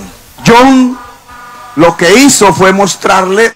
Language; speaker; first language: Spanish; native; Spanish